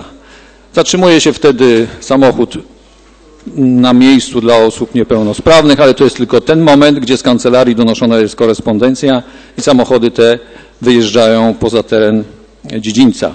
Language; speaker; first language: Polish; native; Polish